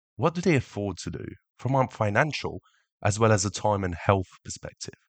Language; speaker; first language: English; early bilingual, other home language; Romanian